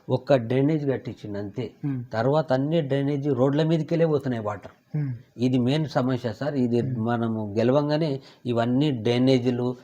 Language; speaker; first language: Telugu; non-native, local second language; Lambadi